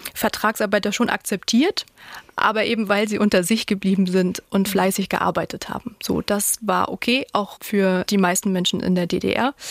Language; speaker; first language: German; native; German